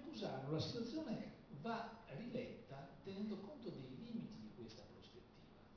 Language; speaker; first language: Italian; native; Italian